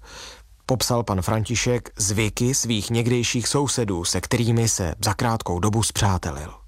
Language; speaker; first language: Czech; native; Czech